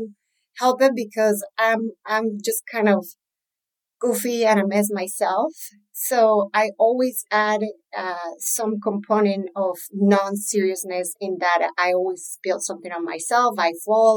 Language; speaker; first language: English; non-native, fluent; Spanish